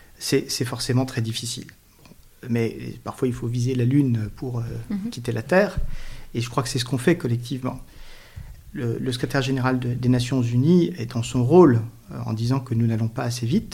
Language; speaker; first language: French; native; French